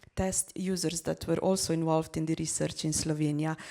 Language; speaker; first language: English; non-native, fluent; Slovenian